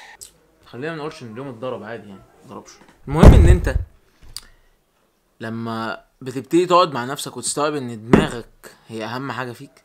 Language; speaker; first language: Arabic; native; Arabic